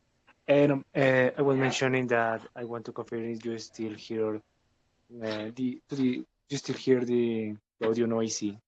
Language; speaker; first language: English; non-native, learner; Spanish